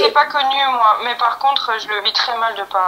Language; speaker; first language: French; native; French